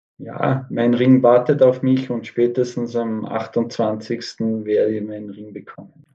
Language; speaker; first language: German; native; German